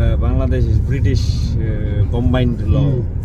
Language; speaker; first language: English; non-native, learner; Bangla